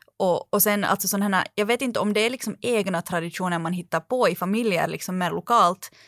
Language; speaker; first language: Swedish; native; Swedish